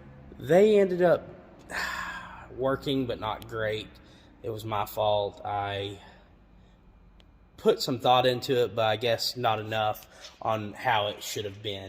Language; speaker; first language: English; native; English